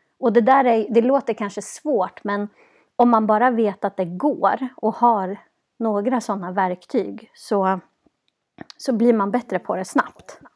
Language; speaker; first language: Swedish; native; Swedish